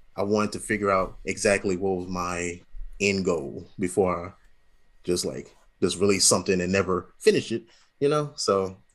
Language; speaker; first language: English; native; English